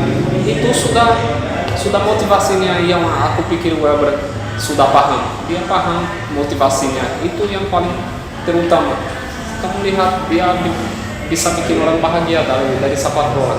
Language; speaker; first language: Indonesian; non-native, fluent; Portuguese